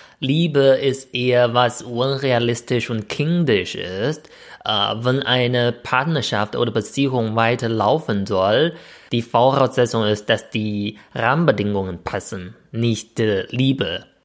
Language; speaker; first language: German; non-native, fluent; Chinese